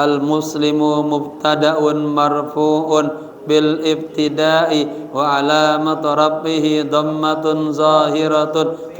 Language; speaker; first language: Arabic; non-native, fluent; Indonesian